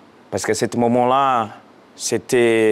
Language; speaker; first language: French; non-native, fluent; Portuguese